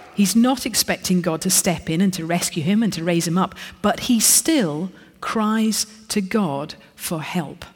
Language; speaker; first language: English; native; English